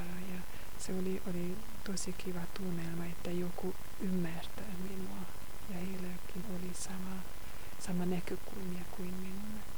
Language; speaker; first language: Finnish; non-native, fluent; Hungarian